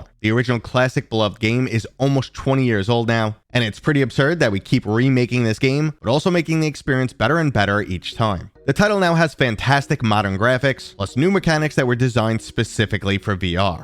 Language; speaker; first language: English; native; English